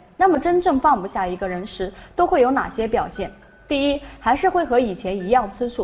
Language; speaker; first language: Chinese; native; Chinese